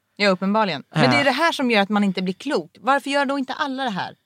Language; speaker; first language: Swedish; native; Swedish